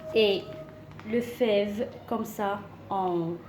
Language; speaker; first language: French; non-native, local second language; Arabic